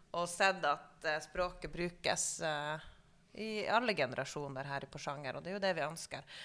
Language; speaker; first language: Norwegian; native; Norwegian